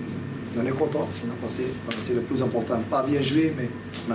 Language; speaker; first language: French; non-native, fluent; Portuguese